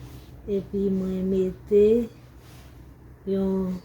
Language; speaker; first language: French; non-native, learner; Haitian Creole